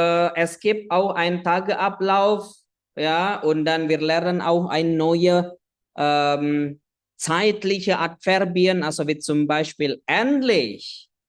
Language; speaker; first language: German; non-native, fluent; Indonesian